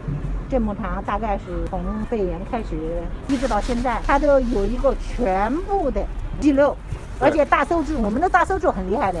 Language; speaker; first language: Chinese; native; Chinese